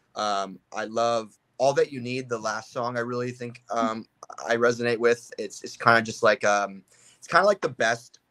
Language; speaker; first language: English; native; English